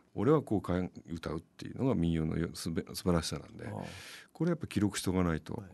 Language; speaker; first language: Japanese; native; Japanese